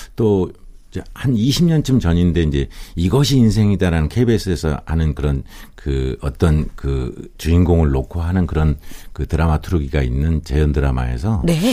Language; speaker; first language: Korean; native; Korean